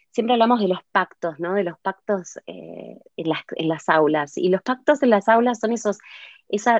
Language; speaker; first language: Spanish; native; Spanish